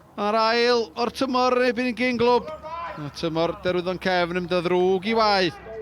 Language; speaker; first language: Welsh; native; Welsh